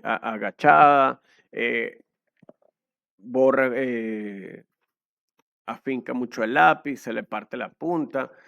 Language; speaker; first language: Spanish; native; Spanish